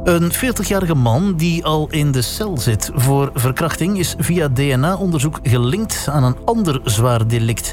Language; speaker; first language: Dutch; native; Dutch